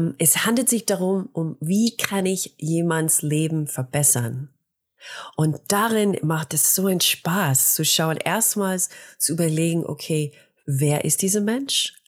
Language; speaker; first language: German; non-native, fluent; English